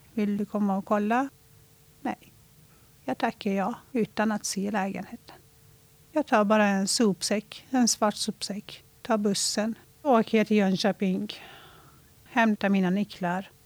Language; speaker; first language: Swedish; non-native, fluent; Persian